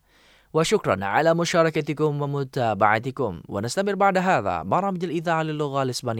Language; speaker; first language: Arabic; native; Arabic